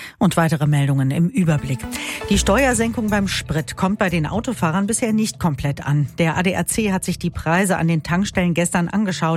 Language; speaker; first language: German; native; German